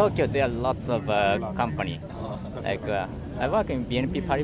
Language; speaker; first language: English; non-native, learner; Japanese